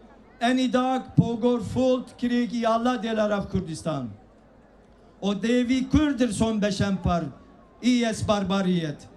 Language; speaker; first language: Swedish; early bilingual, other home language; Kurdish